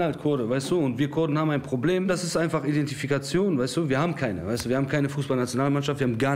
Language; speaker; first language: German; early bilingual, other home language; Kurdish